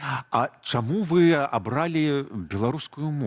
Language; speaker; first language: Belarusian; native; Belarusian